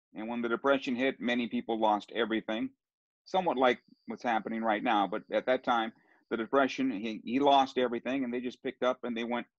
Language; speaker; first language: English; early bilingual, other home language; Sicilian